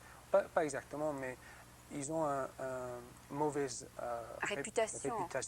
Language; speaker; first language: French; non-native, learner; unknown